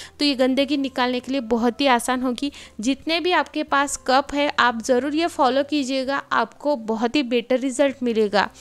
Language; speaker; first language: Hindi; non-native, local second language; Marathi